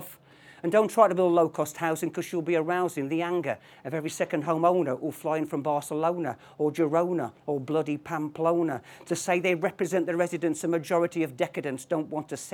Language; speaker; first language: English; native; English